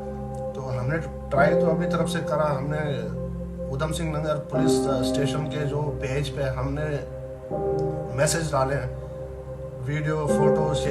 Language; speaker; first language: Hindi; native; Hindi